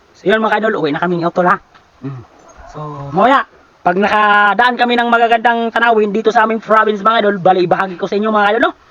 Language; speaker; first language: Filipino; non-native, local second language; Cebuano